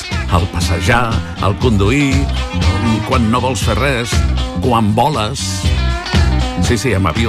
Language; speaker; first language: Catalan; native; Catalan